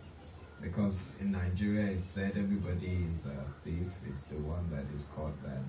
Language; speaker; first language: English; non-native, local second language; Yoruba